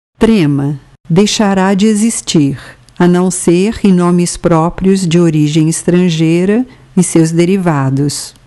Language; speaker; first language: Portuguese; native; Portuguese